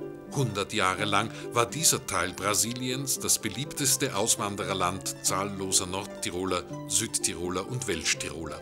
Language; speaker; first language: German; native; German